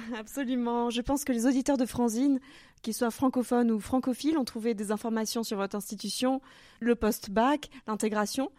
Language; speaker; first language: French; native; French